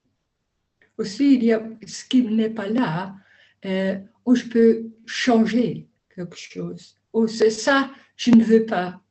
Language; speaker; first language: French; non-native, learner; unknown